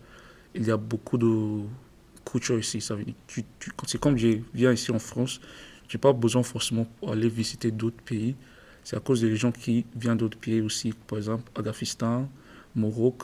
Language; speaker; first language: French; non-native, learner; English